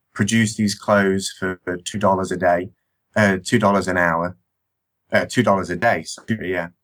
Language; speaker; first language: English; native; English